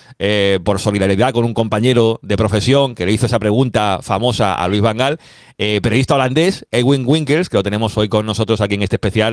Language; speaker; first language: Spanish; native; Spanish